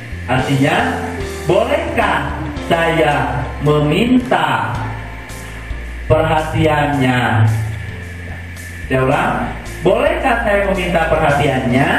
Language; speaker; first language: Indonesian; non-native, local second language; Sundanese